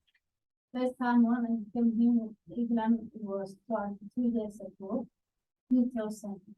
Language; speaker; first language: English; non-native, learner; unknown